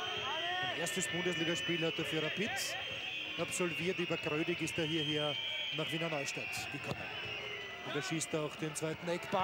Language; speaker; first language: German; native; German